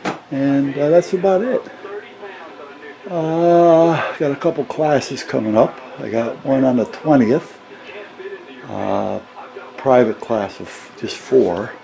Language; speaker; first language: English; native; English